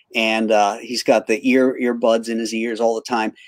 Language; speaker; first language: English; native; English